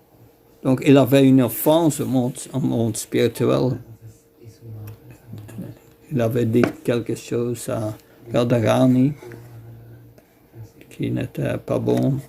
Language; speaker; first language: French; non-native, fluent; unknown